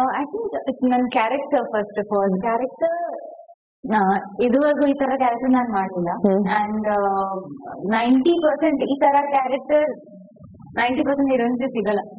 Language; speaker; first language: Kannada; non-native, learner; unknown